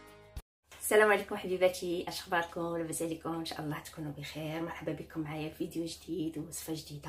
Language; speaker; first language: Arabic; native; Arabic